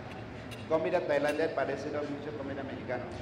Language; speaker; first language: Spanish; non-native, learner; Thai